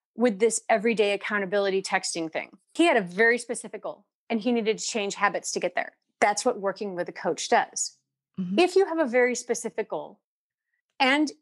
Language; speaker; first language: English; native; English